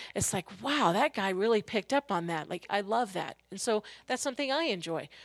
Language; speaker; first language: English; native; English